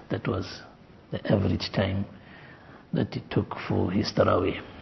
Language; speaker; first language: English; native; English